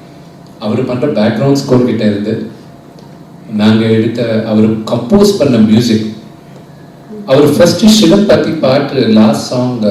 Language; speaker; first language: Tamil; non-native, local second language; Telugu